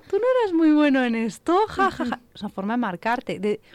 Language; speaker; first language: Spanish; native; Spanish